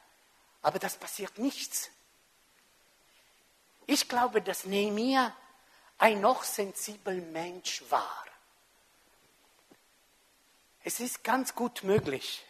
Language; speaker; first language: German; non-native, local second language; French